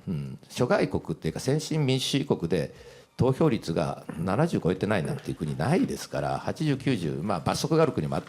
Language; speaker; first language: Japanese; native; Japanese